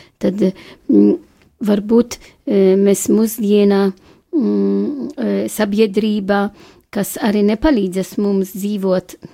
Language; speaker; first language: Latvian; non-native, fluent; Maltese